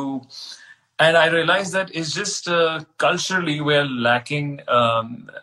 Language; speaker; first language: English; non-native, local second language; Hindi